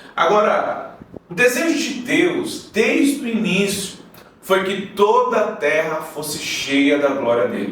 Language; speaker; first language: Portuguese; native; Portuguese